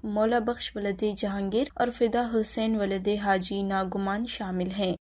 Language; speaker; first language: Urdu; non-native, local second language; Baluchi